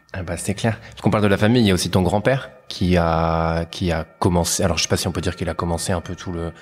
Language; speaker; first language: French; native; French